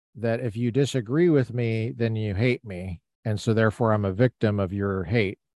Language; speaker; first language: English; native; English